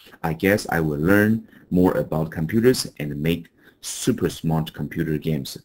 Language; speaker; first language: English; non-native, fluent; Chinese